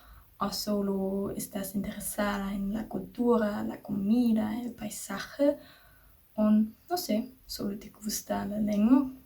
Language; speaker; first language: Spanish; non-native, learner; German